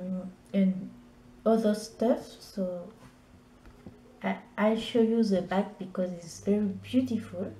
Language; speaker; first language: English; non-native, learner; French